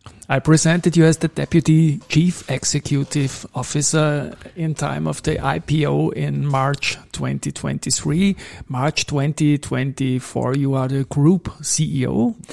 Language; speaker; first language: English; non-native, fluent; German